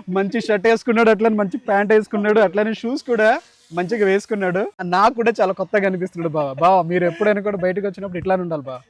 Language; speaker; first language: Telugu; non-native, local second language; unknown